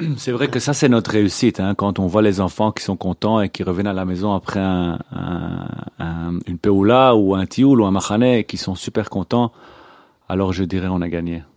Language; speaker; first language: French; non-native, local second language; Hebrew